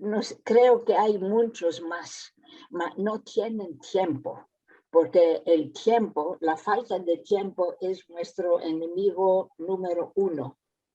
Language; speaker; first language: Spanish; early bilingual, heritage; Spanish